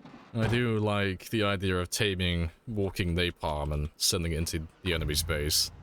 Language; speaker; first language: English; native; English